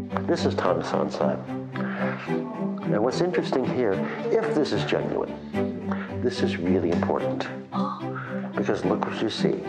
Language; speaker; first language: English; native; English